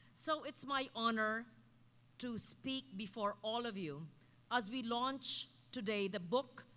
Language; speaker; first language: English; non-native, local second language; Filipino